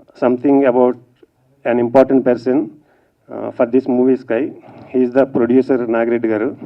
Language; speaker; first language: English; non-native, local second language; Telugu